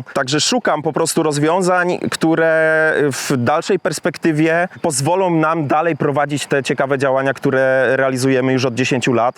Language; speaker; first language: Polish; native; Polish